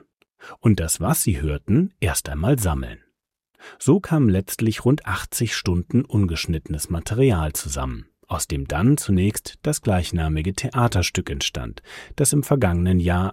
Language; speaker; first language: German; native; German